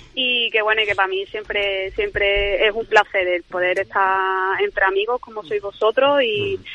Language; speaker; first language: Spanish; native; Spanish